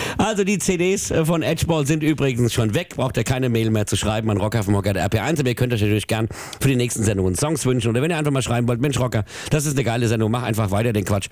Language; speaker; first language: German; native; German